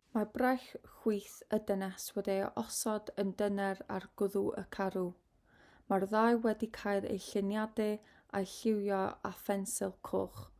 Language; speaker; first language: Welsh; non-native, local second language; English